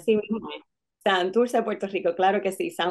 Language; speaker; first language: Spanish; native; Spanish